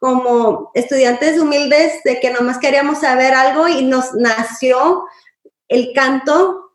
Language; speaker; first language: Spanish; early bilingual, heritage; Spanish